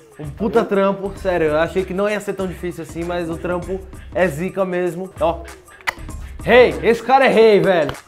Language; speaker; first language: Portuguese; native; Portuguese